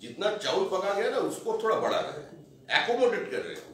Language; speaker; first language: Hindi; non-native, local second language; Bangla